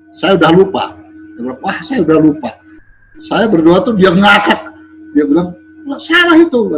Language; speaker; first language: Indonesian; native; Indonesian